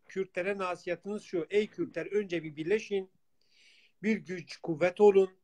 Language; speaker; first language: Turkish; non-native, local second language; Kurdish